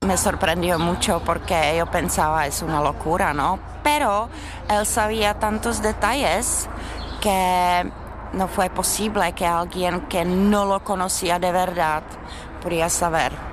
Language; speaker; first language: Spanish; non-native, learner; Czech